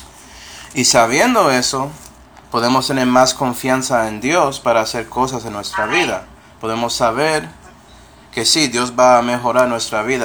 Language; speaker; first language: Spanish; non-native, fluent; English